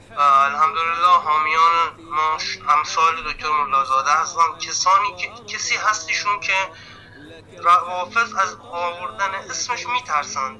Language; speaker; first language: Persian; non-native, local second language; Baluchi